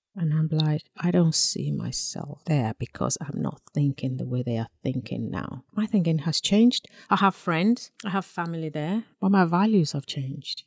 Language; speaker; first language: English; non-native, local second language; Yoruba